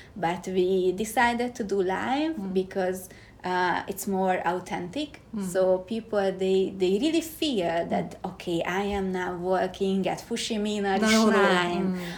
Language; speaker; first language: English; non-native, fluent; Hungarian